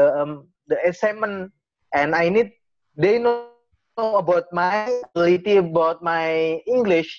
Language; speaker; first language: English; non-native, learner; Indonesian